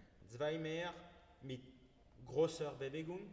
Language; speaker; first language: German; non-native, learner; French